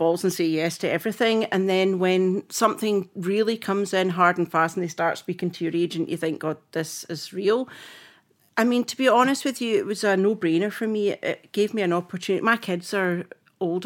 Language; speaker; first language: English; native; English